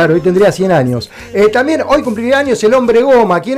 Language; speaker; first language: Spanish; native; Spanish